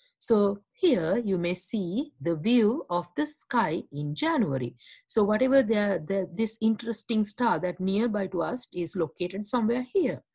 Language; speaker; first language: English; non-native, local second language; Sinhala